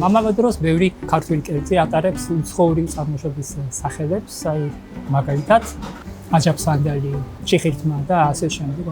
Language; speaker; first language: Georgian; non-native, fluent; Japanese